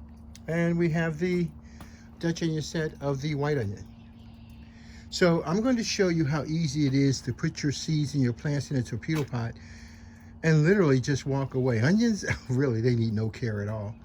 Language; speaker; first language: English; native; English